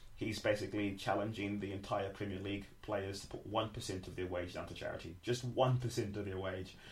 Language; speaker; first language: English; native; English